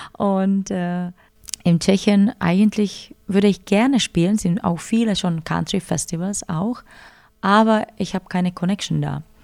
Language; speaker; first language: German; non-native, fluent; Czech